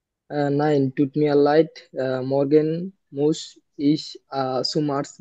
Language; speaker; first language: German; non-native, learner; Bangla